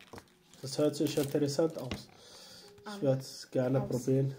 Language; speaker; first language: German; non-native, learner; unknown